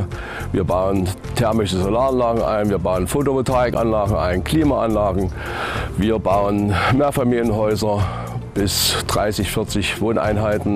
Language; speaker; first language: German; native; German